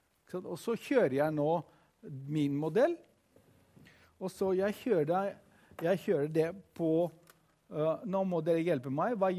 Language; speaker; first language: Norwegian; non-native, fluent; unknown